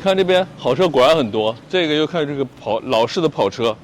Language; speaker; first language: Chinese; native; Chinese